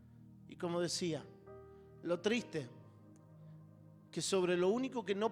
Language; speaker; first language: Spanish; native; Spanish